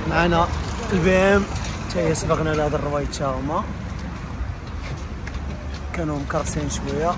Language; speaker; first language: Arabic; native; Arabic